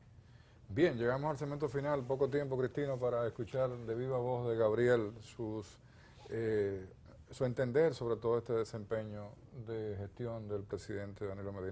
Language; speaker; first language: Spanish; native; Spanish